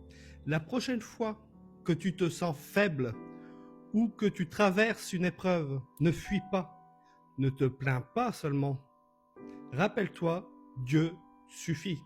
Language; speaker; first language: French; native; French